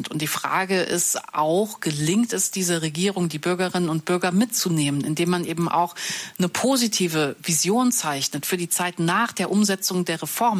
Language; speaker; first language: German; native; German